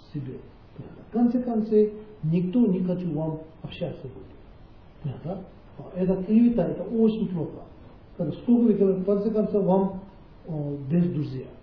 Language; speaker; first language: Russian; non-native, learner; Tibetan